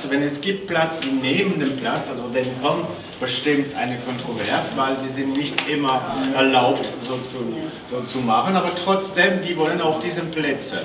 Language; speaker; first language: German; non-native, fluent; French